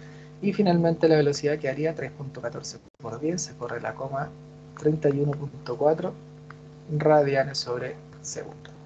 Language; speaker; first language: Spanish; native; Spanish